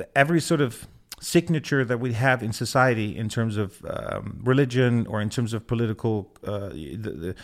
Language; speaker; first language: English; non-native, fluent; Dutch